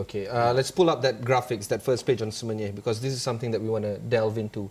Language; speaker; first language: English; non-native, local second language; Malay